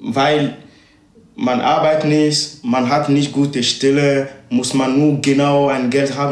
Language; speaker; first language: German; non-native, learner; Ewe